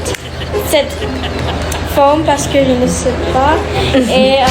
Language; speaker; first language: French; non-native, learner; Khmer